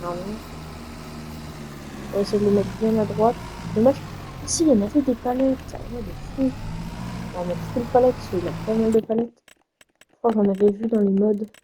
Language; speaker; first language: French; native; French